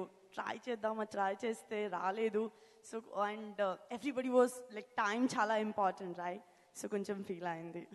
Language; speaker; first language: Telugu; non-native, learner; Gujarati